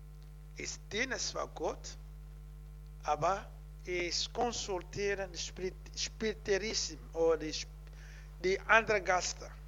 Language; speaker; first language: German; non-native, learner; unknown